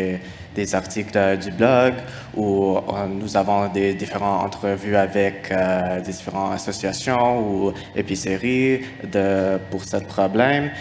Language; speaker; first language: French; non-native, fluent; English